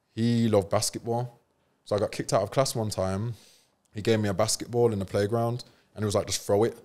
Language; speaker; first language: English; native; English